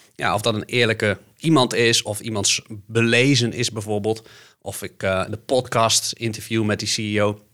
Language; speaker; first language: Dutch; native; Dutch